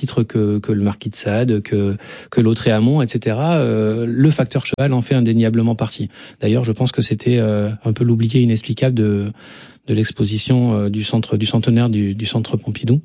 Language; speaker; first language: French; native; French